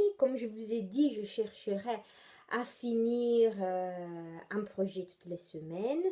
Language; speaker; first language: French; non-native, fluent; Italian